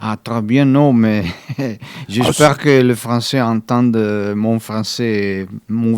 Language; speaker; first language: French; non-native, fluent; Italian